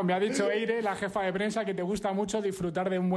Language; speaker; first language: Spanish; native; Spanish